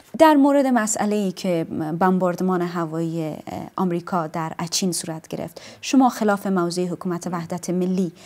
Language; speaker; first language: Persian; native; Persian